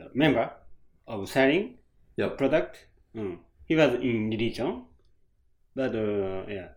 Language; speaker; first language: English; non-native, learner; Japanese